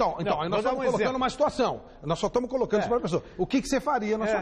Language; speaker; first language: Portuguese; native; Portuguese